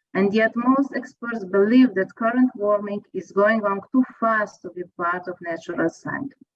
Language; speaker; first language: English; non-native, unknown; Slovenian